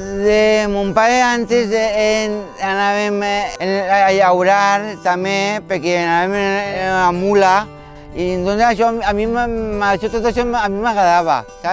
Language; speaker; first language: Catalan; non-native, local second language; Spanish